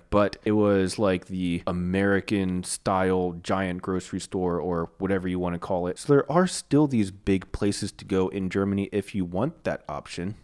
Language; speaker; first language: English; native; English